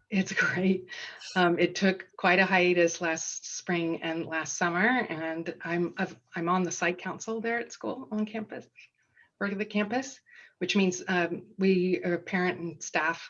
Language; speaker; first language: English; non-native, fluent; Danish